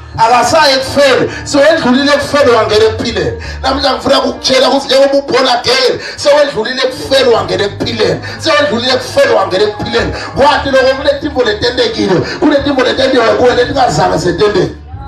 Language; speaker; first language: Zulu; non-native, local second language; Swati